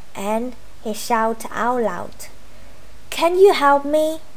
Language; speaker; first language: English; non-native, fluent; Vietnamese